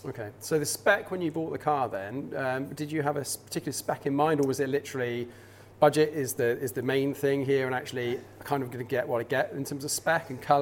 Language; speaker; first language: English; native; English